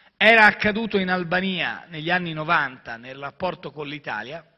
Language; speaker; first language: Italian; native; Italian